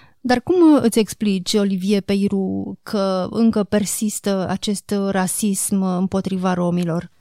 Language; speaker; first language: Romanian; native; Romanian